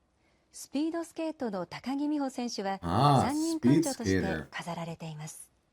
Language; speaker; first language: Japanese; native; Japanese